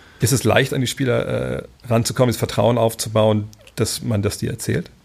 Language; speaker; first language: German; native; German